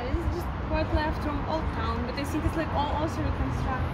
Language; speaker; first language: English; non-native, fluent; Russian